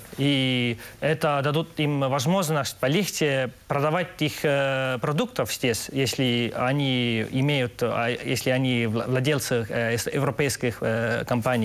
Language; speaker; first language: Russian; non-native, local second language; Estonian